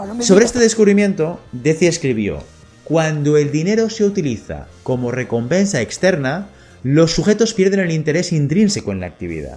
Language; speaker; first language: Spanish; native; Spanish